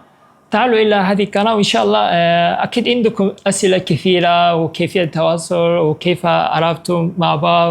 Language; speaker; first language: Arabic; non-native, fluent; Korean